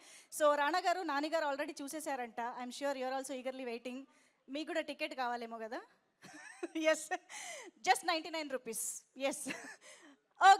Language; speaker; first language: Telugu; native; Telugu